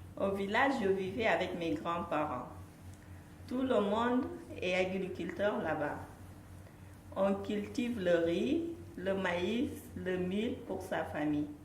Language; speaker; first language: French; non-native, local second language; Fula